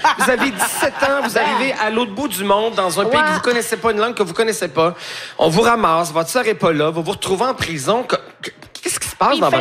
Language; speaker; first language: French; native; French